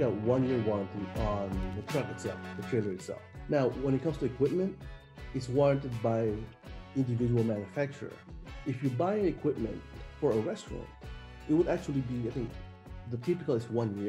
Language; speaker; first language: English; non-native, local second language; Filipino